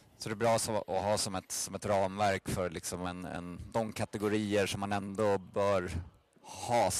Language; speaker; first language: Swedish; native; Swedish